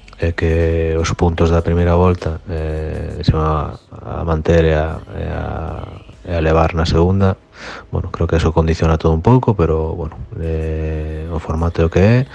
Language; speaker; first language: Galician; non-native, local second language; Spanish